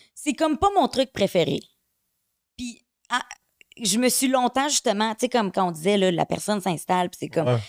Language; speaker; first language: French; native; French